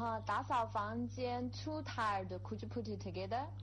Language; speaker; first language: English; non-native, fluent; Chinese